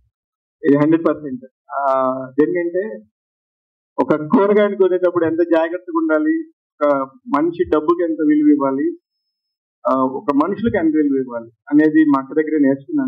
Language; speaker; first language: Telugu; native; Telugu